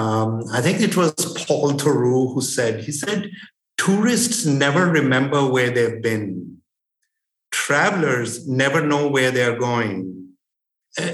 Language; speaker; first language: English; non-native, local second language; Hindi